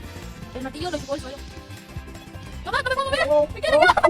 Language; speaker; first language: Spanish; native; Spanish